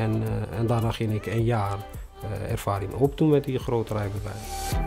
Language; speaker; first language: Dutch; non-native, fluent; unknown